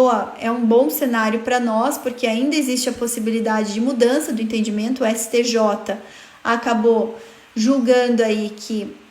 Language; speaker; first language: Portuguese; native; Portuguese